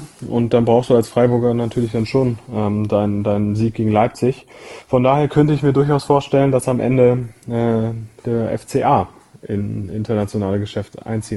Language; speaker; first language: German; native; German